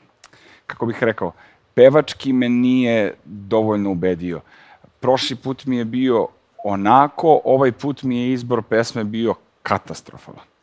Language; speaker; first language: Serbian; native; Serbian